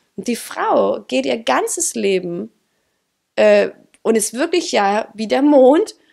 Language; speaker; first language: German; non-native, fluent; Danish